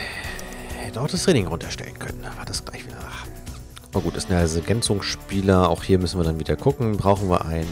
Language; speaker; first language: German; native; German